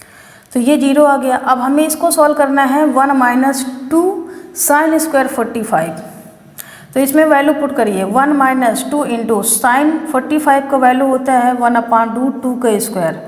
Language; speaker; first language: Hindi; native; Hindi